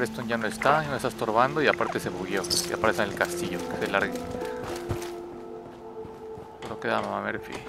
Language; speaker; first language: Spanish; native; Spanish